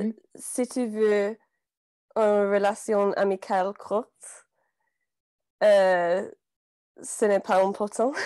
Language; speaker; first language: French; non-native, learner; English